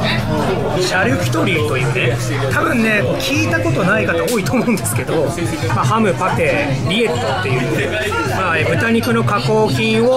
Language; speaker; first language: Japanese; native; Japanese